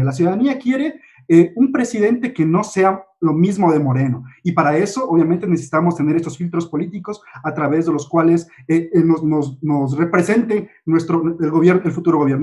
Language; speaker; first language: Spanish; native; Spanish